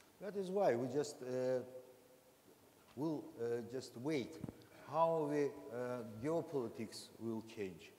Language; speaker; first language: English; non-native, learner; Azerbaijani